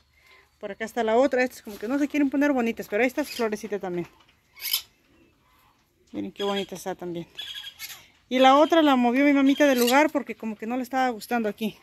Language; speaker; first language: Spanish; native; Spanish